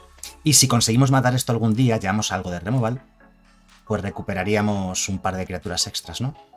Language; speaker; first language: Spanish; native; Spanish